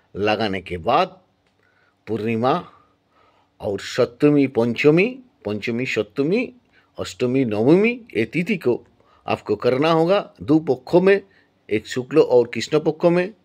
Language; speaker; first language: Hindi; non-native, local second language; Bangla